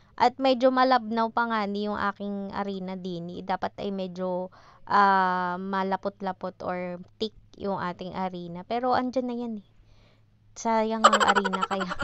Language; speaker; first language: Filipino; native; Filipino